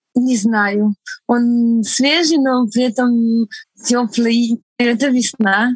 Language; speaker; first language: Russian; non-native, fluent; Estonian